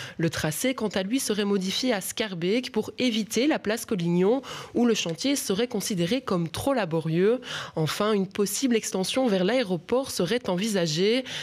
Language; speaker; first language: French; native; French